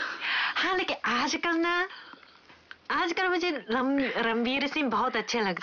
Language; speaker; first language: Hindi; non-native, fluent; Japanese